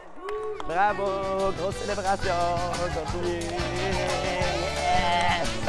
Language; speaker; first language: French; native; French